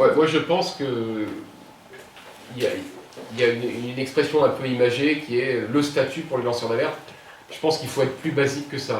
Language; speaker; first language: French; native; French